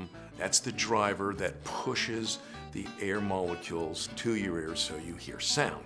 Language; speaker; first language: English; native; English